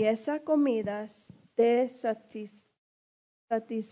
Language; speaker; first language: Spanish; early bilingual, heritage; English